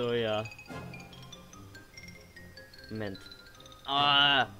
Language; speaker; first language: German; native; German